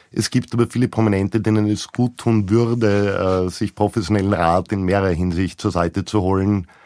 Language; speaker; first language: German; native; German